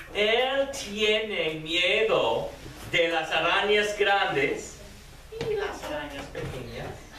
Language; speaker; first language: Spanish; non-native, fluent; English